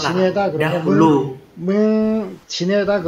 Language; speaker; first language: Indonesian; non-native, fluent; Korean